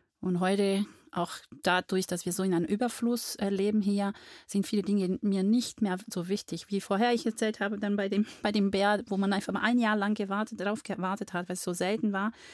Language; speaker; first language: German; non-native, fluent; Portuguese